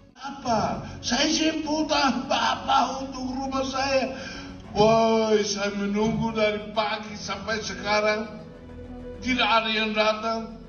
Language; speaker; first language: Indonesian; non-native, learner; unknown